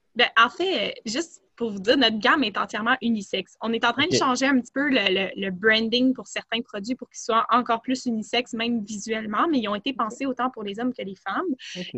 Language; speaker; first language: French; native; French